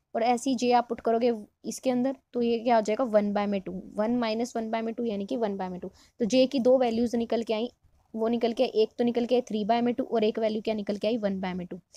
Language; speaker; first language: Hindi; non-native, local second language; Punjabi